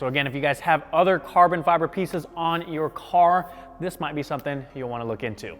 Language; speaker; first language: English; native; English